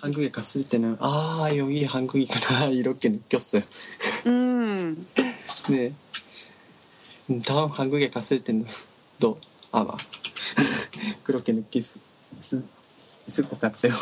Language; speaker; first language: Korean; non-native, learner; Japanese